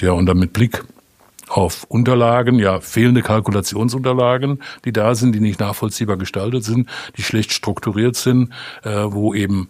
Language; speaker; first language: German; native; German